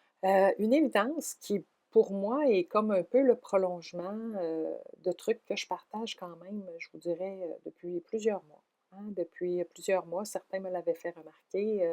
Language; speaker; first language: French; native; French